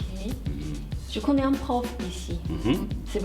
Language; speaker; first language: French; non-native, fluent; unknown